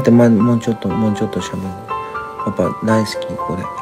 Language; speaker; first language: Japanese; native; Japanese